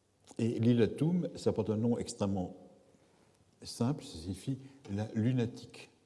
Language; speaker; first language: French; native; French